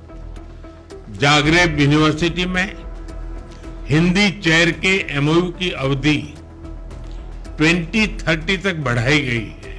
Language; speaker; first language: Hindi; native; Hindi